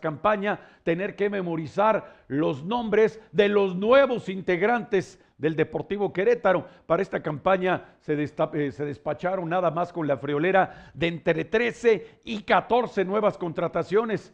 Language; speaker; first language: Spanish; native; Spanish